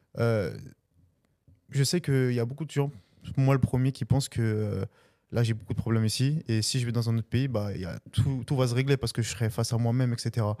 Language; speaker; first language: French; early bilingual, other home language; Spanish